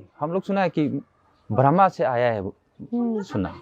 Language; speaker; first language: Hindi; non-native, local second language; Manipuri